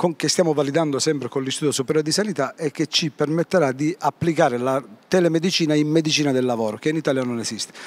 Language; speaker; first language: Italian; native; Italian